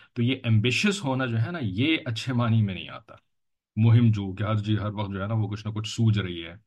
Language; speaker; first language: Urdu; native; Urdu